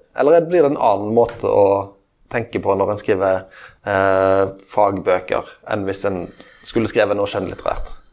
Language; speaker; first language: Norwegian; native; Norwegian